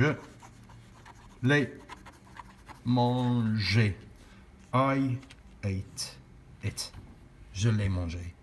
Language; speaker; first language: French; non-native, fluent; English